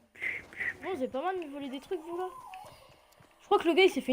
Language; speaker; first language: French; native; French